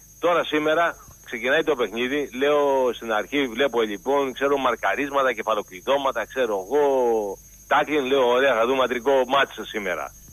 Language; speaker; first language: Greek; native; Greek